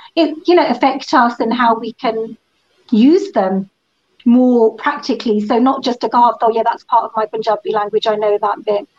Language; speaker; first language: English; native; English